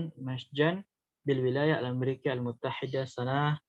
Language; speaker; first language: Arabic; non-native, learner; Indonesian